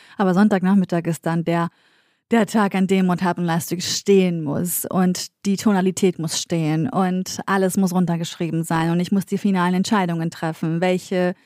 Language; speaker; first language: German; early bilingual, other home language; Central Kurdish